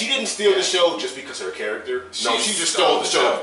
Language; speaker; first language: English; native; English